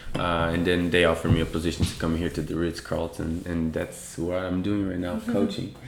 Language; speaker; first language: English; non-native, fluent; Portuguese